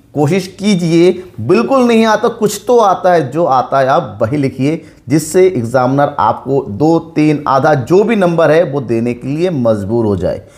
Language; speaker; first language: Hindi; native; Hindi